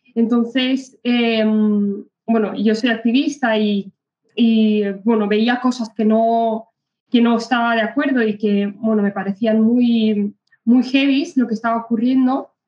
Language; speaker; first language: Spanish; early bilingual, other home language; Arabic